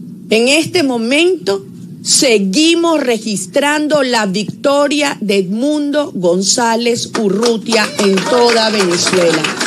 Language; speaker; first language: Spanish; native; Spanish